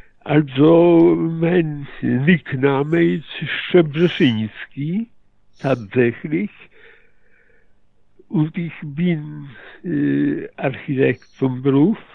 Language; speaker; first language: German; early bilingual, heritage; Polish